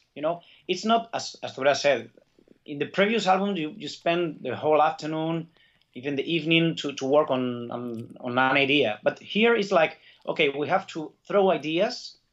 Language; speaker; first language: English; early bilingual, other home language; Basque